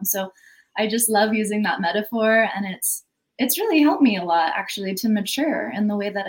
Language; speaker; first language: English; native; English